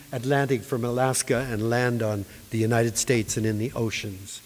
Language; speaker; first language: English; native; English